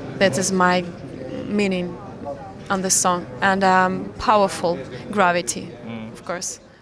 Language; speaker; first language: English; non-native, learner; Ukrainian